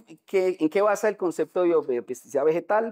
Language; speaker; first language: Spanish; native; Spanish